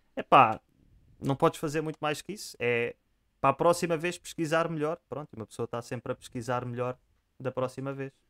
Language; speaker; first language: Portuguese; native; Portuguese